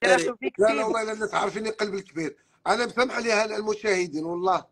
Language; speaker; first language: Arabic; native; Arabic